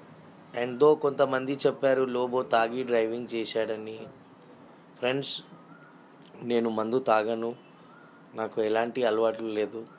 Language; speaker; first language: Telugu; non-native, local second language; Urdu